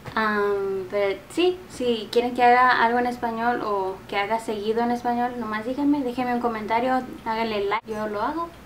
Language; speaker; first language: Spanish; early bilingual, heritage; Spanish